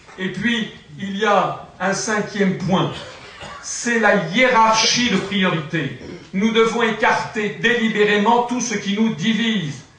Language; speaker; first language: French; native; French